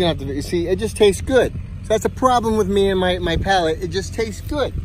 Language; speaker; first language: English; native; English